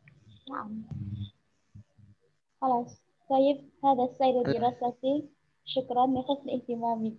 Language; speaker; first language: Arabic; non-native, learner; Indonesian